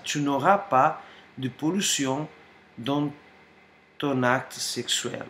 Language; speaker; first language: French; non-native, fluent; Portuguese